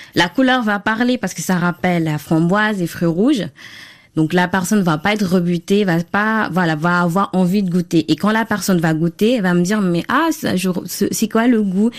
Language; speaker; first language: French; non-native, local second language; Wolof